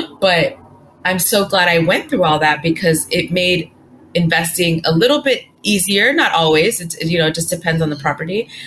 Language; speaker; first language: English; early bilingual, other home language; Spanish